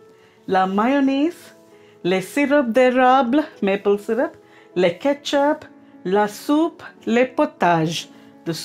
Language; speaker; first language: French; non-native, fluent; Telugu